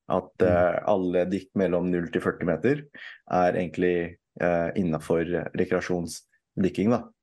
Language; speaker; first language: Norwegian; early bilingual, other home language; Filipino